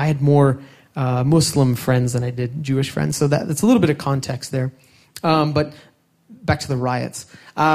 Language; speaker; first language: English; native; English